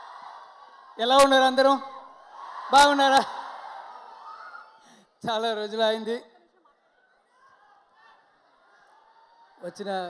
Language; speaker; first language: Telugu; non-native, learner; Tamil